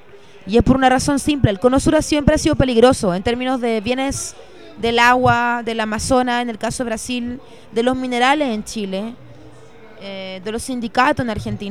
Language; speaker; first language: Spanish; early bilingual, heritage; Spanish